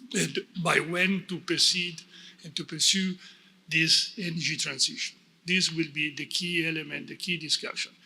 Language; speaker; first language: English; non-native, fluent; Italian